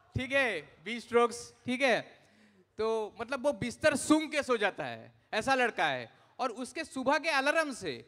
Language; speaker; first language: Hindi; non-native, local second language; Odia